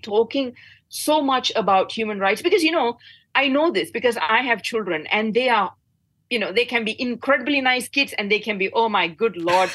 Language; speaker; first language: English; non-native, local second language; Tamil